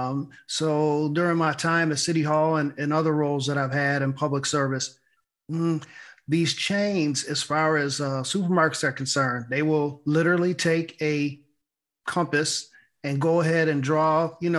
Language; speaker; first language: English; native; English